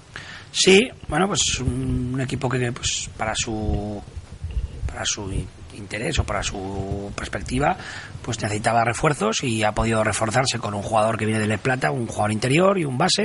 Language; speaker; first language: Spanish; native; Spanish